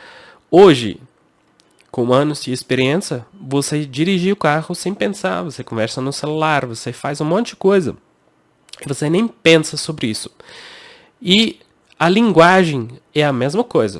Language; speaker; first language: Portuguese; non-native, fluent; English